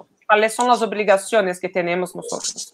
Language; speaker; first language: Spanish; non-native, fluent; Portuguese